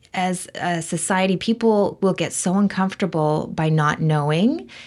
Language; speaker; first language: English; native; English